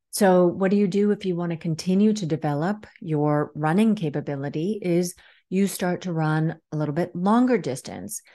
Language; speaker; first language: English; native; English